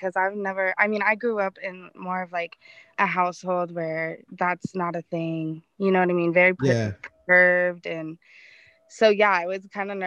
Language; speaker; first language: English; native; English